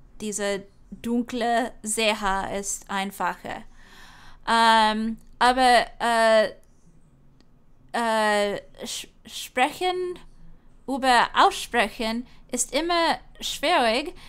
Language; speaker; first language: German; non-native, learner; English